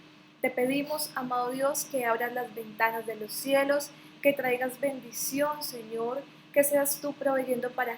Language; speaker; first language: Spanish; native; Spanish